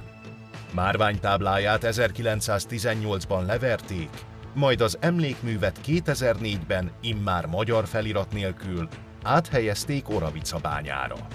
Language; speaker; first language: Hungarian; native; Hungarian